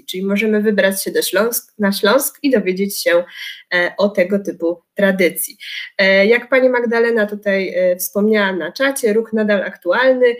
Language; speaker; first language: Polish; native; Polish